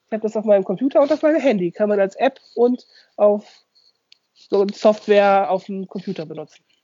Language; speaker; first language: German; native; German